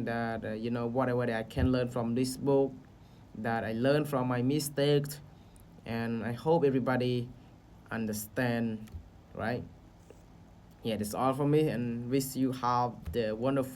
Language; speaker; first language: English; non-native, learner; Khmer